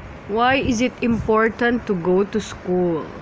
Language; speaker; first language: English; non-native, local second language; Filipino